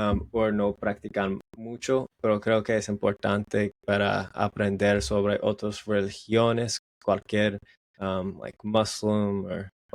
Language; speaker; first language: Spanish; non-native, learner; English